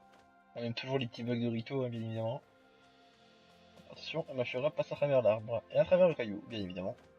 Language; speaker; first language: French; native; French